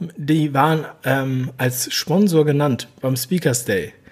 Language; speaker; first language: German; native; German